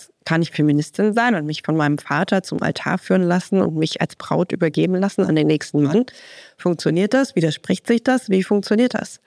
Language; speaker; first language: German; native; German